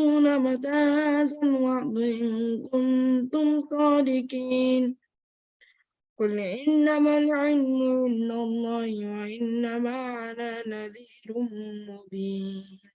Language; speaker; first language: Arabic; non-native, learner; English